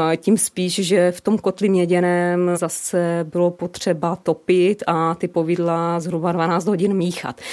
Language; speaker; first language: Czech; native; Czech